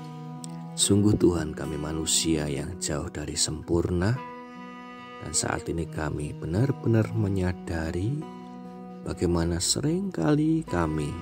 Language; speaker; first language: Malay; non-native, local second language; Javanese